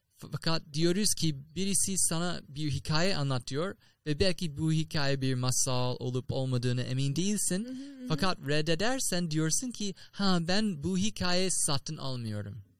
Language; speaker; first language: Turkish; non-native, learner; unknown